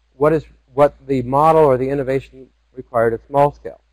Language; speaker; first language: English; native; English